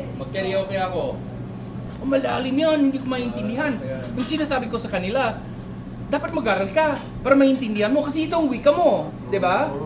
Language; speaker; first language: Filipino; non-native, fluent; English